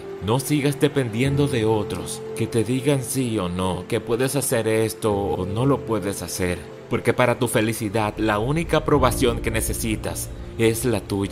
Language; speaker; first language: Spanish; native; Spanish